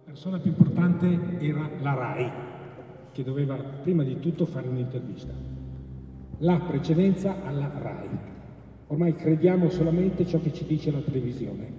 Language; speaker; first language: Italian; native; Italian